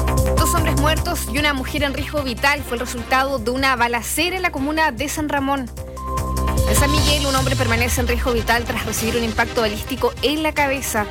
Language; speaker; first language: Spanish; native; Spanish